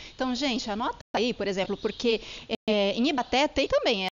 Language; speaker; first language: Portuguese; native; Portuguese